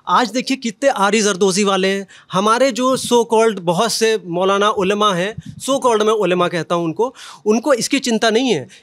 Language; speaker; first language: Hindi; native; Hindi